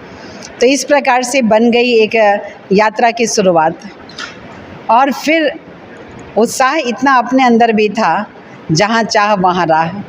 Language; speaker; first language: Hindi; native; Hindi